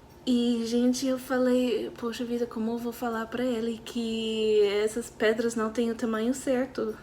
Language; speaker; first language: Portuguese; non-native, fluent; English